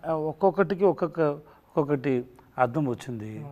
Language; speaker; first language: Telugu; non-native, learner; Tamil